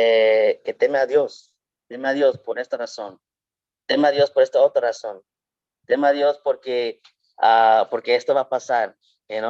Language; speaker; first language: Spanish; early bilingual, heritage; Spanish